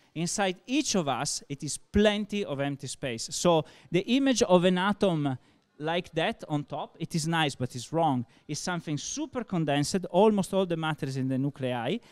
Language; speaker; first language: English; non-native, fluent; Italian